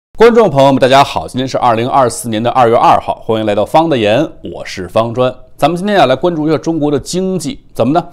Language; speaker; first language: Chinese; native; Chinese